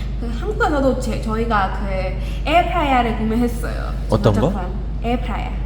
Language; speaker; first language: Korean; non-native, learner; Burmese